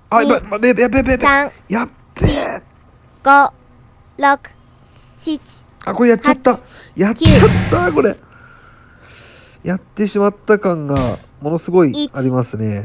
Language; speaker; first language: Japanese; native; Japanese